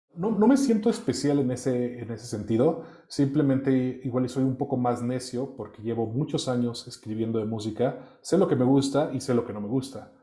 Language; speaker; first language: Spanish; native; Spanish